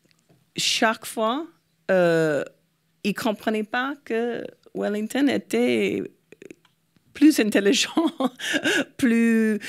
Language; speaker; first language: French; non-native, fluent; English